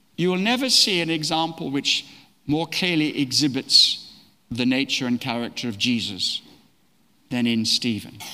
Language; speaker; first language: English; native; English